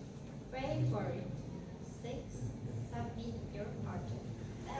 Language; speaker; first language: English; non-native, learner; Indonesian